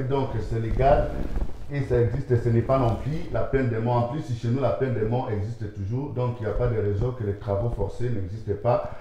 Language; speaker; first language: French; non-native, local second language; Lingala